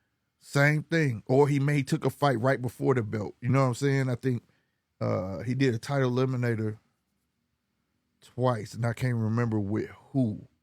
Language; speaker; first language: English; native; English